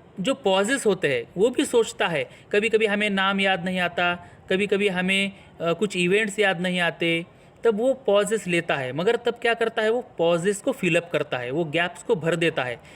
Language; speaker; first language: Hindi; non-native, local second language; Marathi